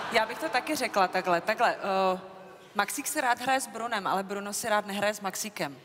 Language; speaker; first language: Czech; native; Czech